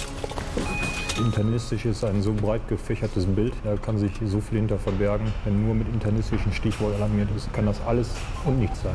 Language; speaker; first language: German; native; German